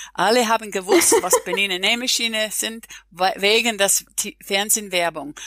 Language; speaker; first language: German; non-native, learner; English